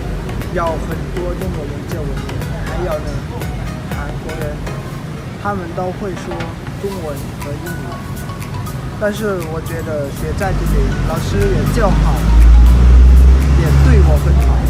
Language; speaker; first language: Chinese; non-native, learner; Lao